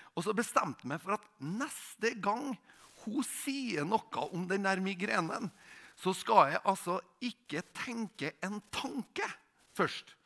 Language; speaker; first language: Norwegian; native; Norwegian